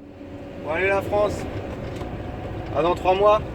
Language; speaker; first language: French; native; French